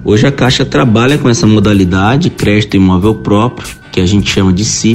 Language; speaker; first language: Portuguese; native; Portuguese